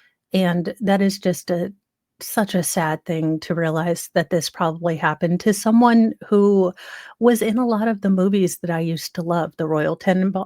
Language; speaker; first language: English; native; English